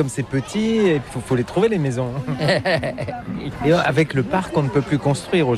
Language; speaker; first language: French; native; French